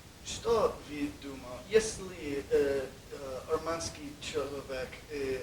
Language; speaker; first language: Russian; non-native, learner; English